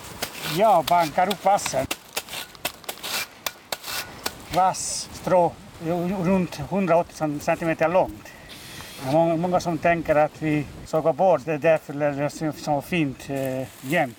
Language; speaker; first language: Swedish; non-native, fluent; Hungarian